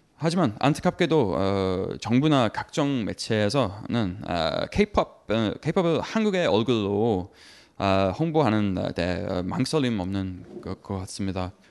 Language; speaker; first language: Korean; non-native, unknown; English